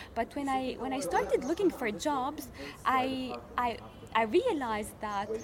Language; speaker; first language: English; non-native, fluent; Arabic